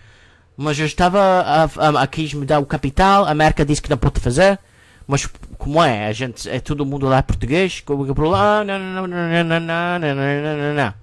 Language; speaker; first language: Portuguese; non-native, learner; English